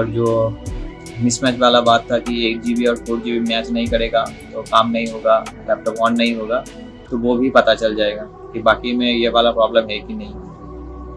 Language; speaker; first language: Hindi; non-native, local second language; Bangla